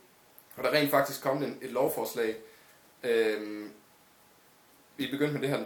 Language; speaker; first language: Danish; native; Danish